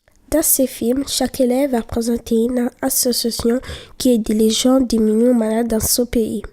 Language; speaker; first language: French; non-native, learner; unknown